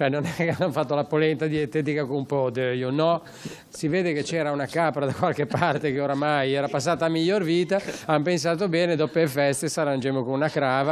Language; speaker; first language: Italian; native; Italian